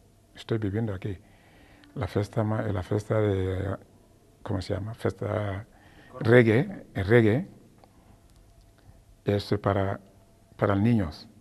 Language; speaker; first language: Spanish; non-native, learner; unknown